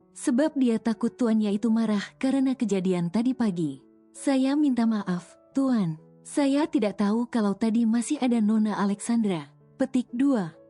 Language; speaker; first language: Indonesian; native; Indonesian